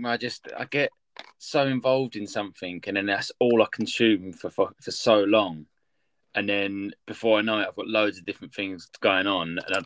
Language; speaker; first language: English; native; English